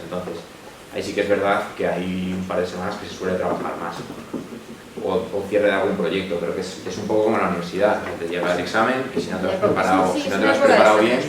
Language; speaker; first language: Spanish; native; Spanish